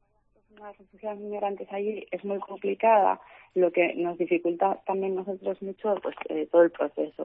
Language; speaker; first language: Spanish; native; Spanish